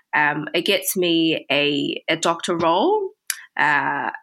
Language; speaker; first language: English; early bilingual, other home language; Chinese